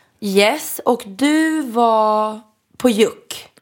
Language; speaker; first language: Swedish; native; Swedish